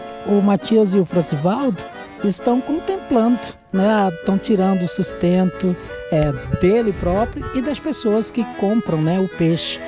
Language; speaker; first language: Portuguese; native; Portuguese